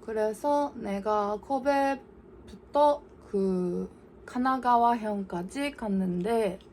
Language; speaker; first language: Korean; non-native, learner; Japanese